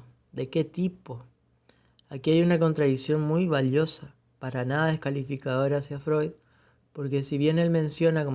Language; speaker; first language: Spanish; native; Spanish